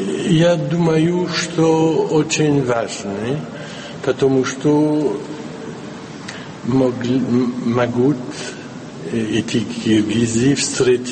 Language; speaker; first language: Russian; non-native, fluent; French